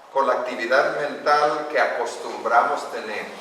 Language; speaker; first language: Spanish; non-native, fluent; English